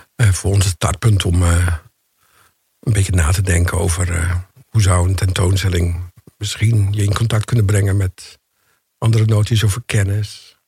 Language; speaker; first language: Dutch; early bilingual, other home language; Indonesian